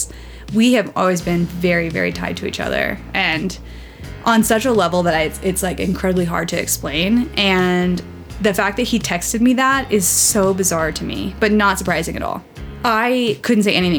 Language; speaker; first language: English; native; English